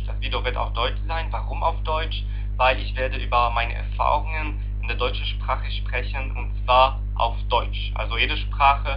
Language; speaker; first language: German; non-native, learner; Arabic